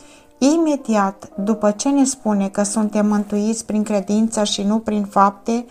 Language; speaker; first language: Romanian; native; Romanian